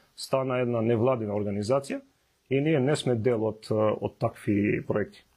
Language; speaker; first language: Macedonian; non-native, local second language; Albanian